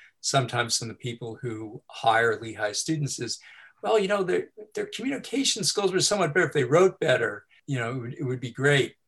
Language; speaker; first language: English; native; English